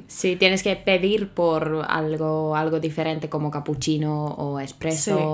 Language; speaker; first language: Spanish; non-native, fluent; Finnish